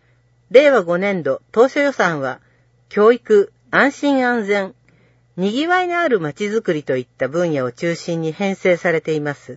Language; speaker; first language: Japanese; native; Japanese